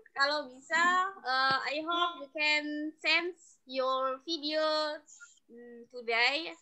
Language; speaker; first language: English; non-native, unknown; Indonesian